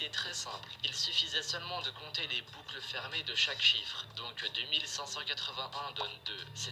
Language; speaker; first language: French; native; French